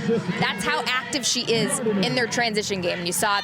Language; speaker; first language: English; native; English